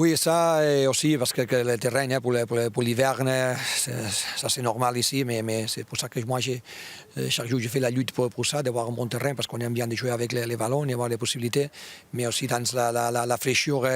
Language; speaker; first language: French; non-native, fluent; Spanish